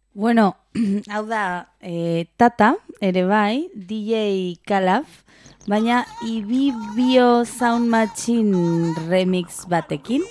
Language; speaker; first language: Basque; non-native, local second language; Spanish